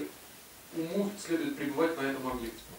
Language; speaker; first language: Russian; native; Russian